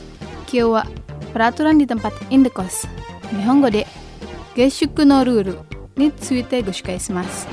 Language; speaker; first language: Japanese; non-native, fluent; Indonesian